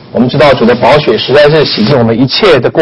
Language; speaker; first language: Chinese; native; Chinese